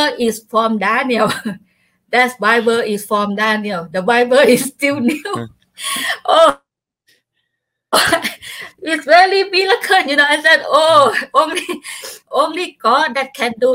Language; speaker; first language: English; non-native, learner; Thai